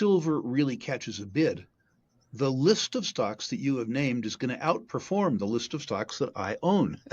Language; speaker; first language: English; native; English